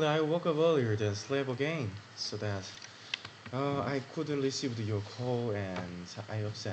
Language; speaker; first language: English; non-native, learner; Korean